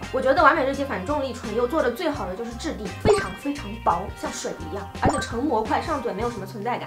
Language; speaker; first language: Chinese; native; Chinese